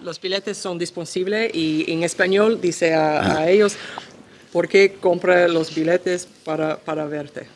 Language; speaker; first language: Spanish; non-native, learner; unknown